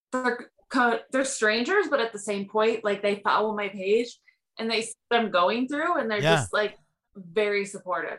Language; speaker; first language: English; native; English